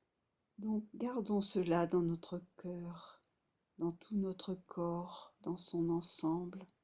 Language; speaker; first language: French; native; French